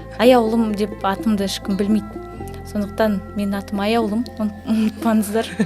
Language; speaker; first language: Kazakh; non-native, local second language; Russian